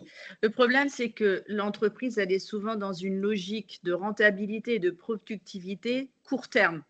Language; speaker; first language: French; native; French